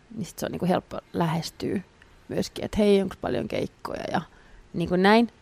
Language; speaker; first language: Finnish; native; Finnish